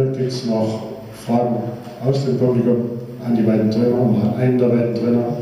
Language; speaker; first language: German; native; German